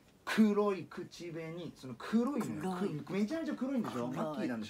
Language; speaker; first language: Japanese; native; Japanese